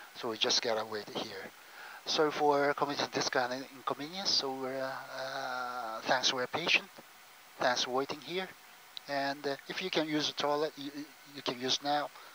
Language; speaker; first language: English; non-native, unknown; Japanese